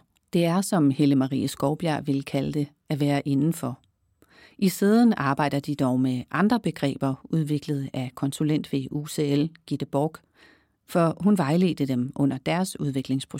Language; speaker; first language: Danish; native; Danish